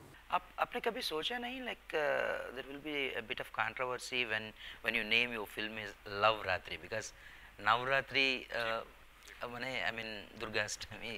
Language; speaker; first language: Hindi; non-native, local second language; Telugu